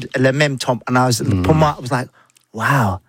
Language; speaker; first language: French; non-native, learner; English